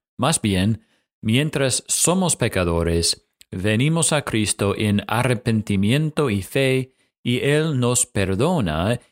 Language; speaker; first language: Spanish; non-native, fluent; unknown